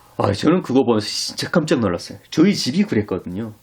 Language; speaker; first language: Korean; native; Korean